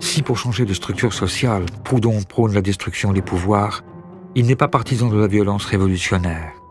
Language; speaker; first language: French; native; French